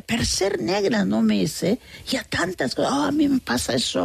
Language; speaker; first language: Catalan; non-native, fluent; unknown